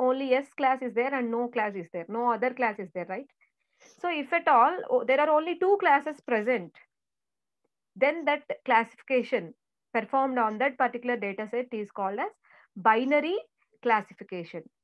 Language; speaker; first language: English; non-native, local second language; Telugu